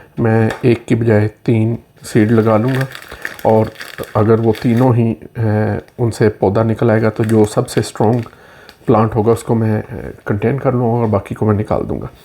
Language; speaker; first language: Urdu; non-native, local second language; Punjabi